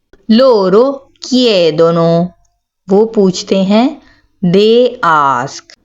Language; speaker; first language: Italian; non-native, fluent; Urdu